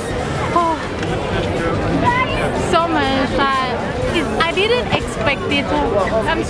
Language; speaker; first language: English; non-native, learner; Thai